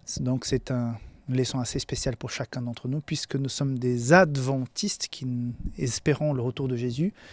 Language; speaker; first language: French; non-native, fluent; Portuguese